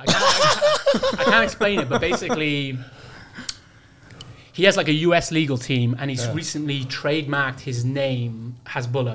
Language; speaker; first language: English; native; English